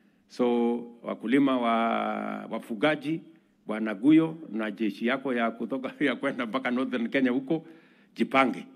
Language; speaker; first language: Swahili; non-native, local second language; Kalenjin